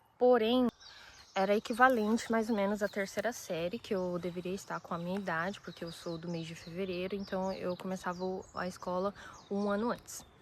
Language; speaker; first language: Portuguese; early bilingual, other home language; Japanese